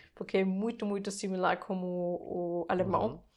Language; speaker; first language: English; non-native, fluent; German